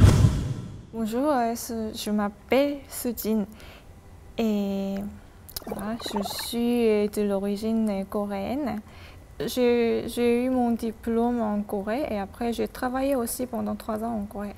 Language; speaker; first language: French; non-native, fluent; Korean